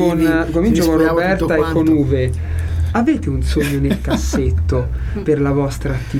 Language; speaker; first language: Italian; native; Italian